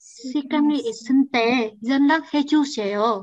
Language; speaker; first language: Korean; non-native, learner; Vietnamese